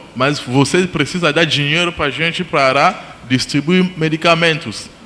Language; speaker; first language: Portuguese; non-native, fluent; Lingala